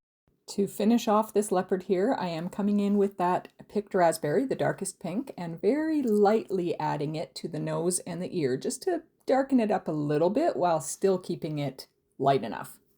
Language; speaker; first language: English; native; English